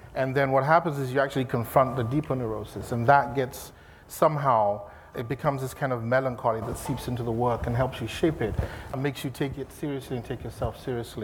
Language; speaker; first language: English; non-native, local second language; Igbo